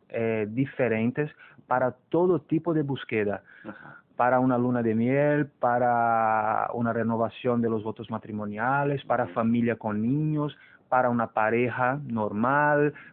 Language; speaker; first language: Spanish; non-native, fluent; Portuguese